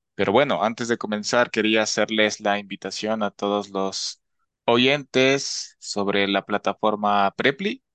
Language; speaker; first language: Spanish; native; Spanish